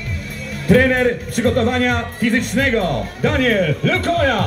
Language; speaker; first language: Polish; native; Polish